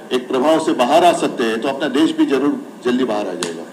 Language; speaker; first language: Hindi; non-native, local second language; Marathi